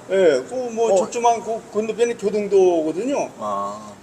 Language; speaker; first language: Korean; native; Korean